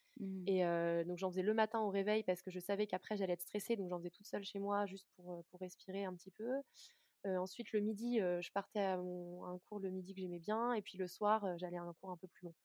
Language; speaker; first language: French; native; French